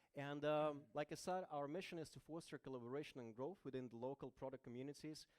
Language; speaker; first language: English; non-native, fluent; Lithuanian